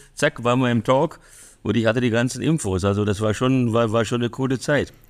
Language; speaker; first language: German; early bilingual, other home language; Hungarian